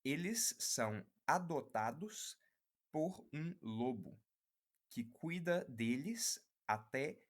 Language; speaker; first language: Portuguese; non-native, fluent; English